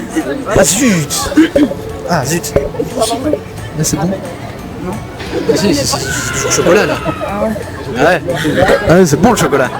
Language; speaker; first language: French; native; French